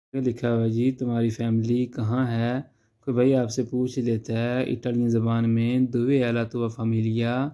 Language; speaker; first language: Urdu; non-native, local second language; Punjabi